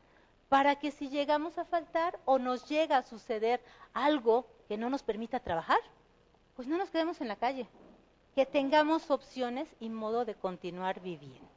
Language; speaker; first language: Spanish; native; Spanish